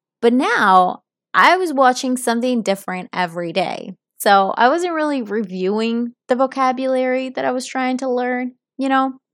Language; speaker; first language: English; non-native, fluent; Italian